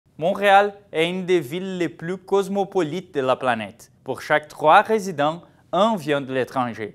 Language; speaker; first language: French; non-native, fluent; Portuguese